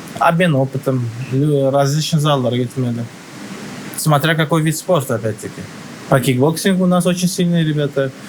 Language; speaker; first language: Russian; non-native, local second language; Turkmen